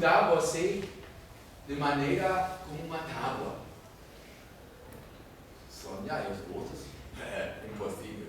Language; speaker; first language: Portuguese; non-native, fluent; German